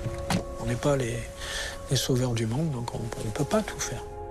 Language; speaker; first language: French; native; French